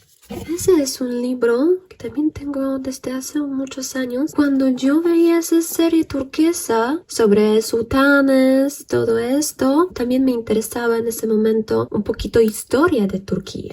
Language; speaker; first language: Spanish; non-native, fluent; Polish